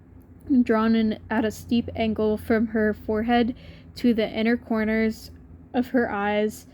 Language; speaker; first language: English; native; English